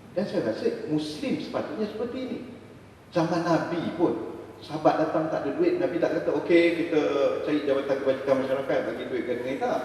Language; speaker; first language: Malay; native; Malay